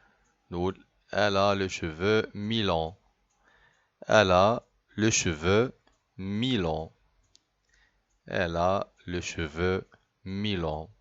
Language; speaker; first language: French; non-native, fluent; Arabic